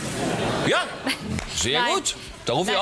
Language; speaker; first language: German; native; German